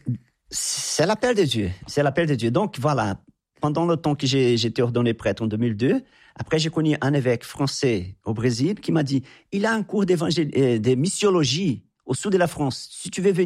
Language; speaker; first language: French; non-native, fluent; Portuguese